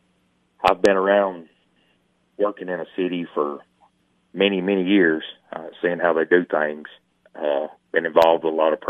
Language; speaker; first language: English; native; English